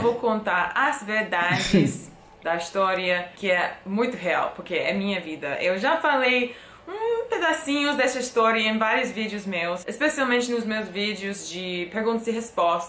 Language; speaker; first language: Portuguese; non-native, fluent; English